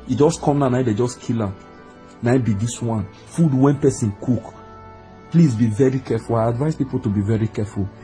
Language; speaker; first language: Nigerian Pidgin; non-native, local second language; Igbo